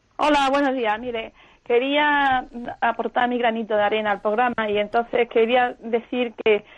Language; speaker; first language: Spanish; native; Spanish